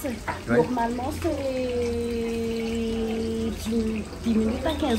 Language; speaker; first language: French; non-native, local second language; Malagasy